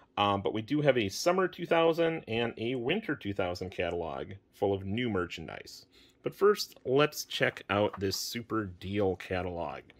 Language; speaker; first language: English; native; English